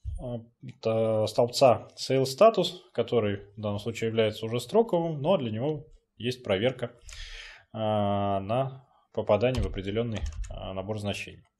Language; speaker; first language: Russian; native; Russian